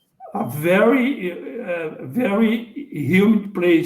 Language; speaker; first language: English; non-native, learner; Portuguese